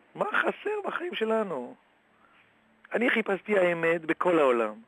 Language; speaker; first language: Hebrew; non-native, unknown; French